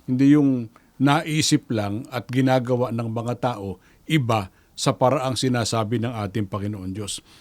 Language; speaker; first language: Filipino; native; Filipino